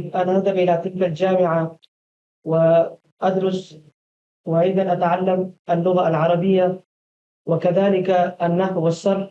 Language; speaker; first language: Arabic; non-native, fluent; Urdu